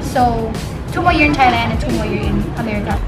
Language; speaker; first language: English; non-native, learner; Thai